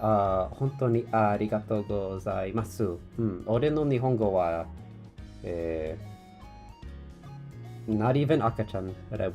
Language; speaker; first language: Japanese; non-native, learner; English